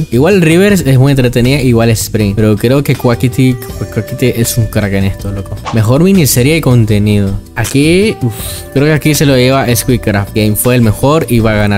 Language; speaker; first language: Spanish; native; Spanish